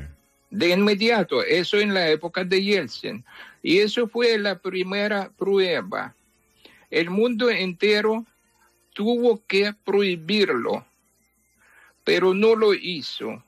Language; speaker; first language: Spanish; non-native, fluent; Ukrainian